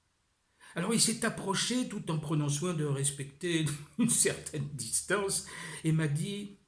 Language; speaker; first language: French; native; French